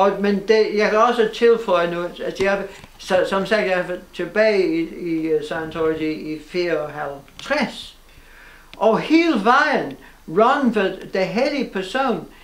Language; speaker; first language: Danish; non-native, fluent; English